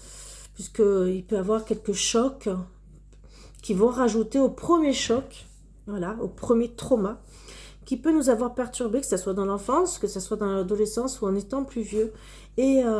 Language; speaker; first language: French; native; French